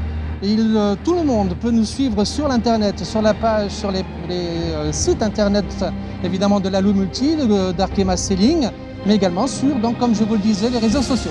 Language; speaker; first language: French; native; French